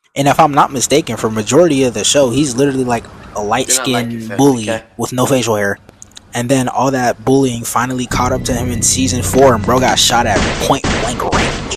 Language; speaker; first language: English; native; English